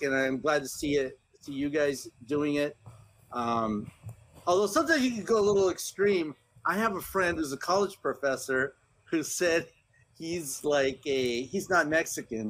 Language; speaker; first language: English; early bilingual, other home language; Spanish